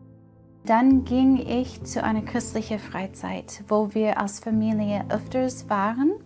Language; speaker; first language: German; non-native, fluent; English